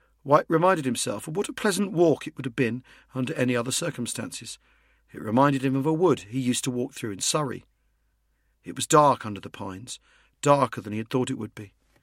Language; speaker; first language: English; native; English